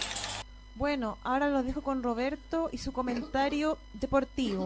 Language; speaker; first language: Spanish; native; Spanish